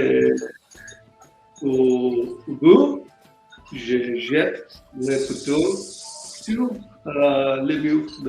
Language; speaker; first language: French; non-native, learner; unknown